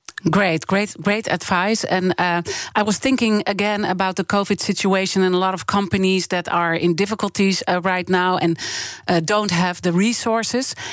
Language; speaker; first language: English; non-native, fluent; Dutch